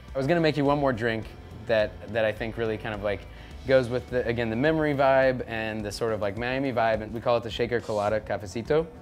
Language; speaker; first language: English; native; English